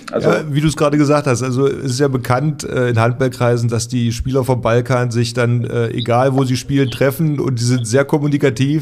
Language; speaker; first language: German; native; German